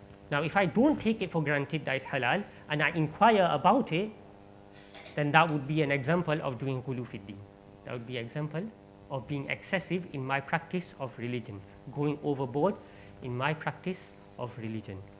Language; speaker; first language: English; early bilingual, other home language; Urdu